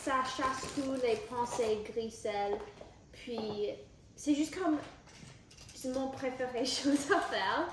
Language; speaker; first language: French; non-native, local second language; English